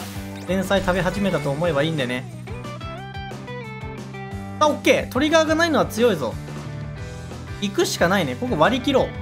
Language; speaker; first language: Japanese; native; Japanese